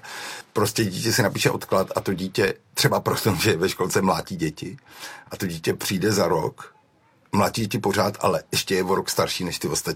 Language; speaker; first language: Czech; native; Czech